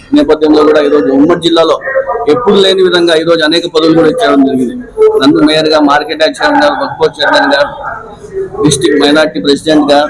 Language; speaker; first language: Telugu; non-native, local second language; Urdu